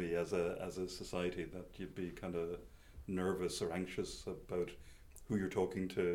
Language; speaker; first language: English; native; English